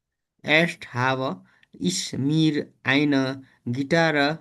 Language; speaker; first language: German; non-native, learner; Nepali